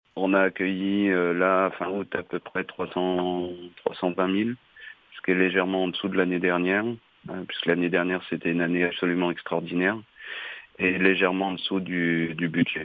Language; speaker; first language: French; native; French